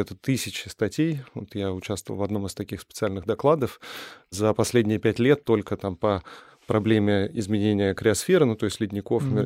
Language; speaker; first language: Russian; native; Russian